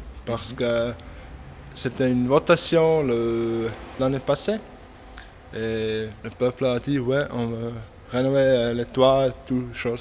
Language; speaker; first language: French; non-native, local second language; German